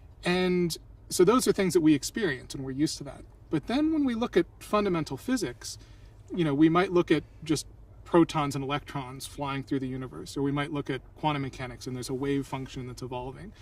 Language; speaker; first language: English; native; English